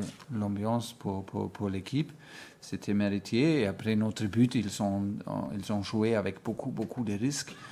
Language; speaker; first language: French; non-native, fluent; German